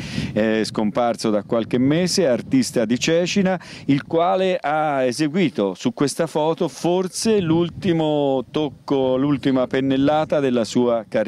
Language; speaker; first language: Italian; native; Italian